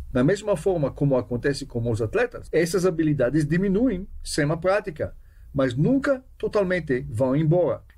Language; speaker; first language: Portuguese; non-native, fluent; Hebrew